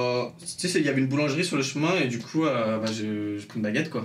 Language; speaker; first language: French; native; French